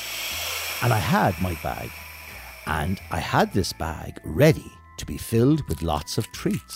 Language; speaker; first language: English; native; English